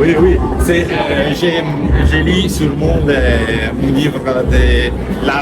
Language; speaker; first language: French; non-native, learner; Italian